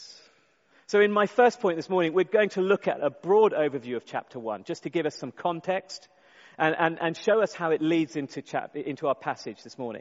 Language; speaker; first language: English; native; English